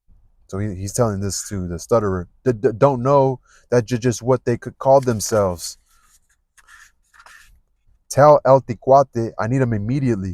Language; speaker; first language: English; native; English